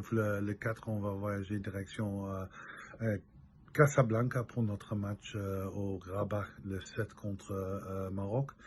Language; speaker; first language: French; non-native, local second language; Dutch